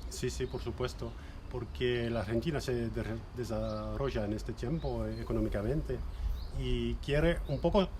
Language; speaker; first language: Spanish; non-native, fluent; French